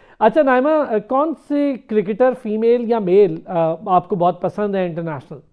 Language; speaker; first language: Urdu; native; Urdu